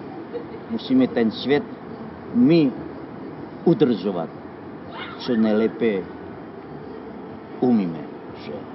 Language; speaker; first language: Czech; non-native, fluent; Indonesian